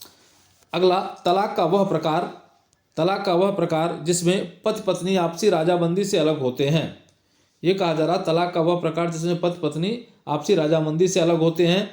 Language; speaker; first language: Hindi; native; Hindi